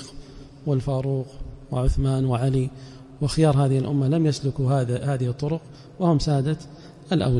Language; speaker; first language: Arabic; native; Arabic